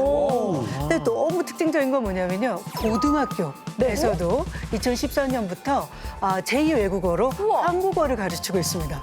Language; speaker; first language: Korean; native; Korean